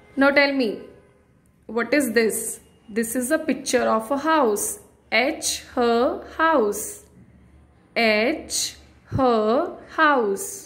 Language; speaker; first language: English; non-native, local second language; Hindi